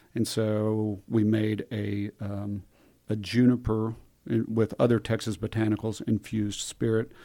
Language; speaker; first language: English; native; English